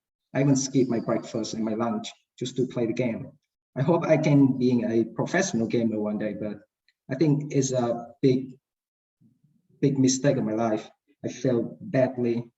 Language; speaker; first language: English; non-native, fluent; Vietnamese